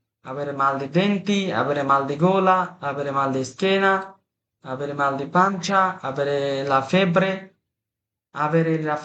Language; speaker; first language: Italian; non-native, fluent; Bangla